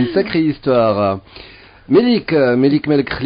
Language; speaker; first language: French; non-native, local second language; Arabic